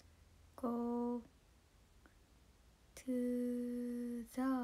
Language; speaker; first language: English; non-native, learner; Japanese